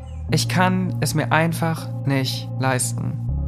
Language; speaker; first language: German; native; German